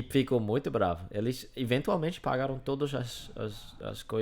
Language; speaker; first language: Portuguese; non-native, fluent; English